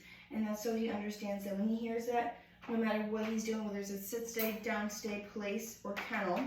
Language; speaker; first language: English; native; English